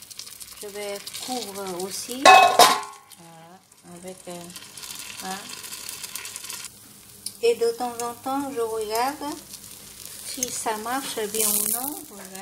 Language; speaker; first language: French; non-native, fluent; Vietnamese